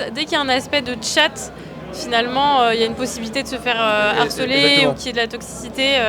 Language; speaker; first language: French; native; French